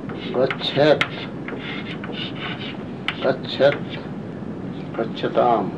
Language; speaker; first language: Russian; non-native, learner; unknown